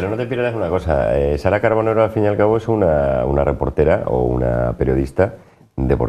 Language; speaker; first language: Spanish; native; Spanish